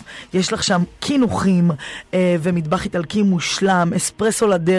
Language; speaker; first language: Hebrew; native; Hebrew